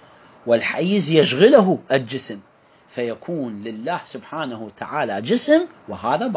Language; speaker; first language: Arabic; native; Arabic